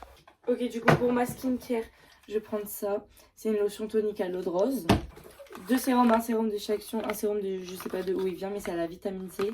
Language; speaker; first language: French; native; French